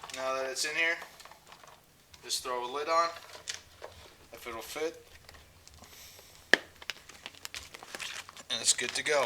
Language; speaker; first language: English; native; English